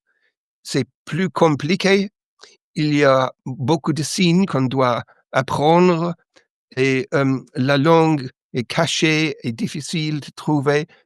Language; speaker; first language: French; non-native, learner; English